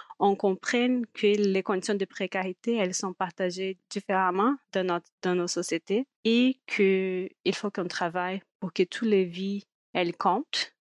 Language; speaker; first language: French; non-native, fluent; Portuguese